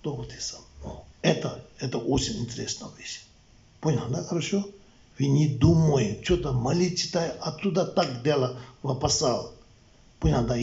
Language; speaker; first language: Russian; non-native, learner; Tibetan